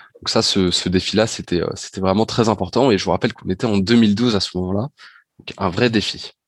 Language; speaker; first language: French; native; French